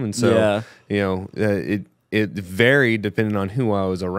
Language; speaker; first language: English; native; English